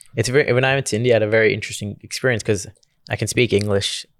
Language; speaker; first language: English; early bilingual, other home language; Gujarati